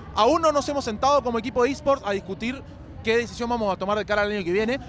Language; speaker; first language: Spanish; native; Spanish